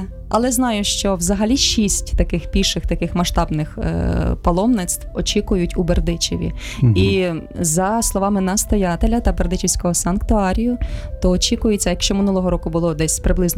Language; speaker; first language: Ukrainian; native; Ukrainian